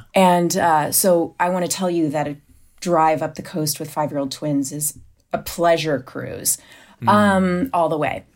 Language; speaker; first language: English; native; English